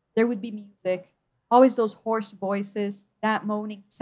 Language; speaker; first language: English; non-native, fluent; Portuguese